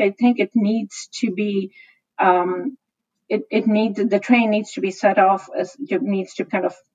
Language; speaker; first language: English; non-native, local second language; Hindi